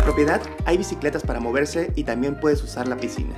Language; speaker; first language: Spanish; native; Spanish